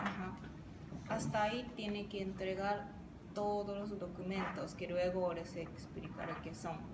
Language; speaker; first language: Spanish; non-native, fluent; Japanese